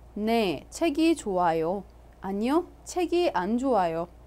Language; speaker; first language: Korean; non-native, fluent; Arabic